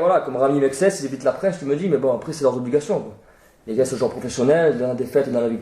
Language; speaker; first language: French; native; French